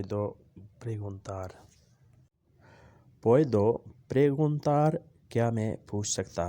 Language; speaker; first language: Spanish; non-native, learner; Urdu